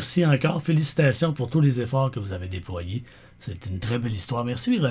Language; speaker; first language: French; native; French